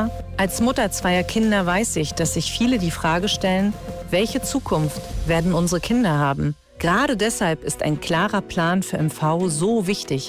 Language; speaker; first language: German; native; German